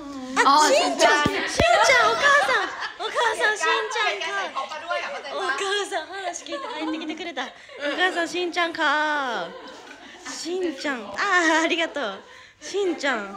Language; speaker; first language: Japanese; native; Japanese